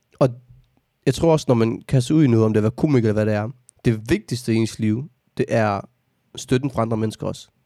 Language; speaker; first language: Danish; early bilingual, other home language; Arabic